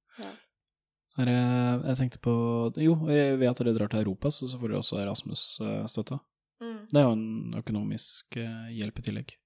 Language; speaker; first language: Norwegian; native; Norwegian